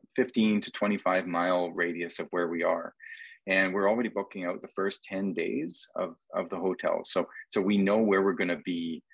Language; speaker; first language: English; native; English